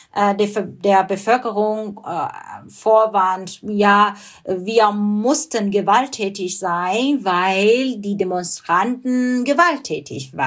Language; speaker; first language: German; non-native, fluent; Burmese